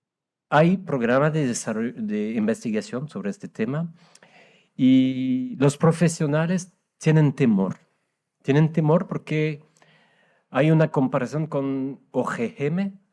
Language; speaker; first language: Spanish; non-native, fluent; French